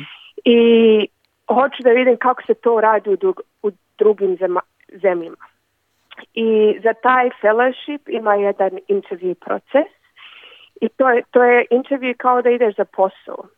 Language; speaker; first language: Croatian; early bilingual, other home language; Bosnian